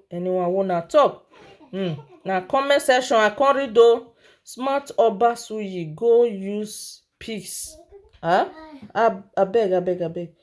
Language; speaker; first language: Nigerian Pidgin; non-native, local second language; Yoruba